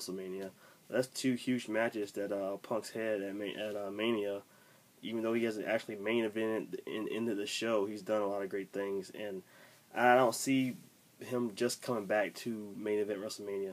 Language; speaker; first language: English; native; English